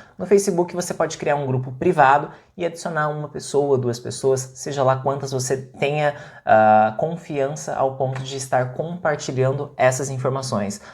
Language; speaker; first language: Portuguese; native; Portuguese